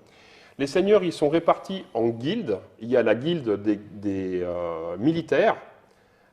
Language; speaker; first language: French; native; French